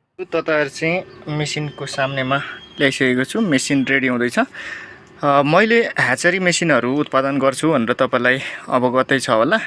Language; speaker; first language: Nepali; non-native, local second language; Rana Tharu